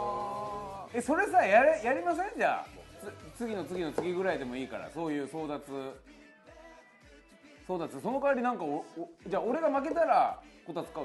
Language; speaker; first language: Japanese; native; Japanese